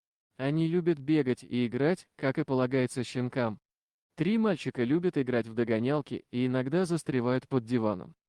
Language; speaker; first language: Russian; native; Russian